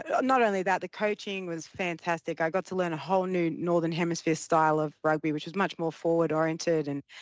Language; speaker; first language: English; early bilingual, other home language; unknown